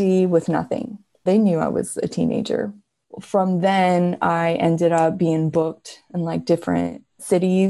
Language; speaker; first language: English; native; English